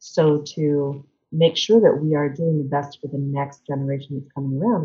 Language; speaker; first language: English; native; English